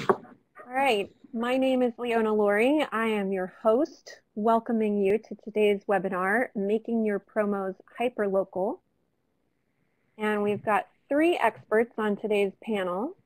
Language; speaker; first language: English; native; English